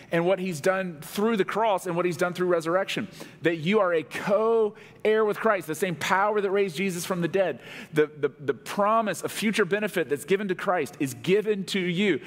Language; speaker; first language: English; native; English